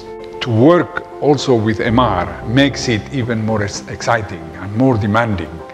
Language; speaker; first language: English; non-native, fluent; Spanish